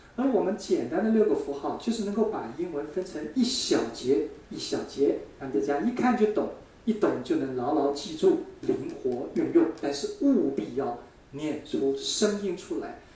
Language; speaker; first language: Chinese; native; Chinese